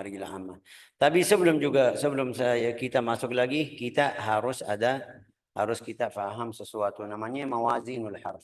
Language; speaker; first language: Indonesian; non-native, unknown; Arabic